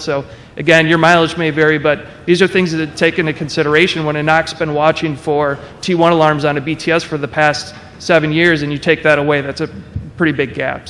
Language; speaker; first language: English; native; English